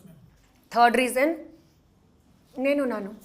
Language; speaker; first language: Telugu; non-native, local second language; Hindi